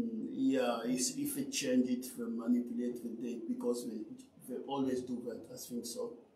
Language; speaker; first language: English; non-native, learner; Luba-Lulua